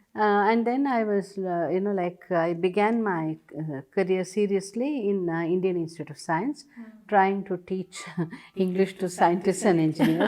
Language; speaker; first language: English; non-native, local second language; Tamil